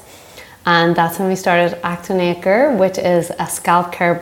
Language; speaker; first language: English; native; English